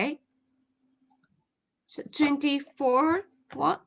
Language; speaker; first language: English; non-native, fluent; Japanese